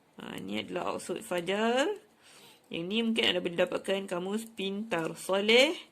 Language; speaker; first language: Malay; native; Malay